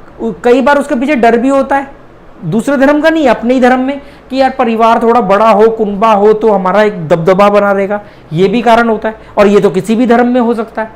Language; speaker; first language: Hindi; native; Hindi